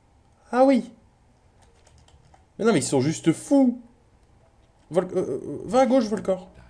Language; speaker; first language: French; native; French